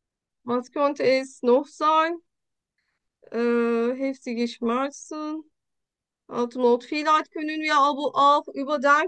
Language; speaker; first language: German; non-native, learner; Turkish